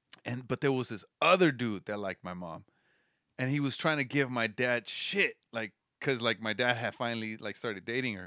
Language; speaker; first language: English; early bilingual, other home language; Spanish